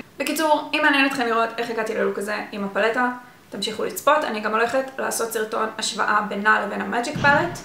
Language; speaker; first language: Hebrew; native; Hebrew